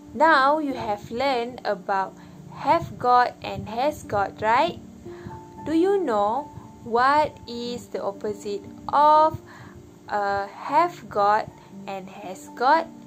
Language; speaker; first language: English; non-native, local second language; Malay